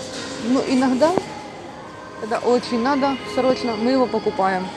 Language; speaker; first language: Russian; non-native, local second language; Ukrainian